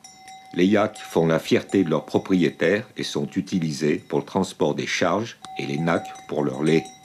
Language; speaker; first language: French; native; French